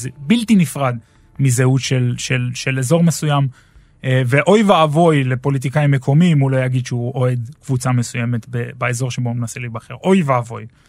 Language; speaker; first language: Hebrew; native; Hebrew